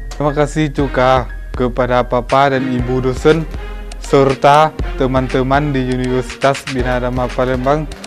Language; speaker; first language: Indonesian; non-native, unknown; Lao